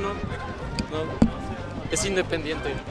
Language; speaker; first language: Spanish; native; Spanish